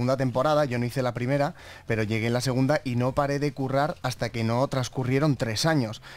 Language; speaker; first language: Spanish; native; Spanish